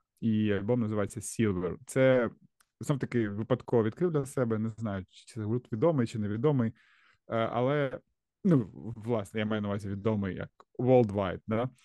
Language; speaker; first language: Ukrainian; native; Ukrainian